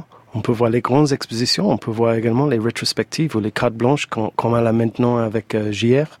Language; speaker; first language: French; non-native, fluent; English